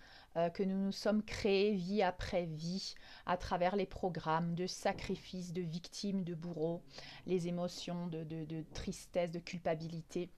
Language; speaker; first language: French; native; French